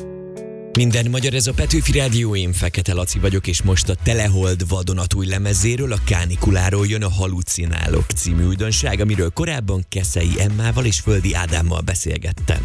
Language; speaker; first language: Hungarian; native; Hungarian